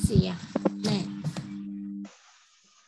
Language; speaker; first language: Korean; non-native, learner; Burmese